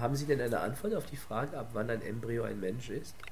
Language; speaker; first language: German; non-native, fluent; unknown